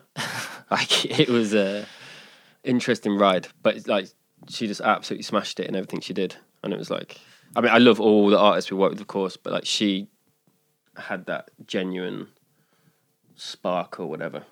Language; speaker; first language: English; native; English